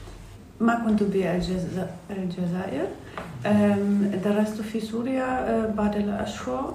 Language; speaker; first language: Arabic; non-native, learner; Russian